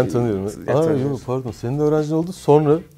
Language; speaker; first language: Turkish; native; Turkish